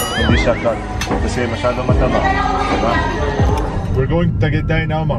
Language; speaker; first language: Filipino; non-native, learner; Arabic